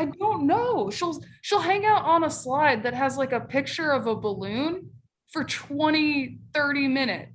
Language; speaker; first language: English; native; English